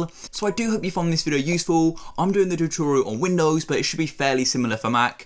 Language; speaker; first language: English; native; English